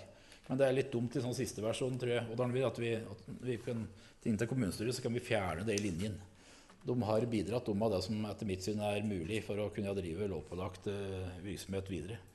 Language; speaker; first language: Norwegian; native; Norwegian